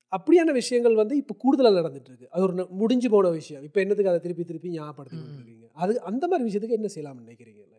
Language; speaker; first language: Tamil; early bilingual, heritage; Tamil